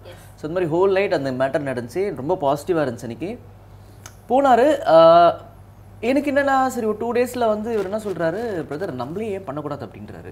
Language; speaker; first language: Tamil; native; Tamil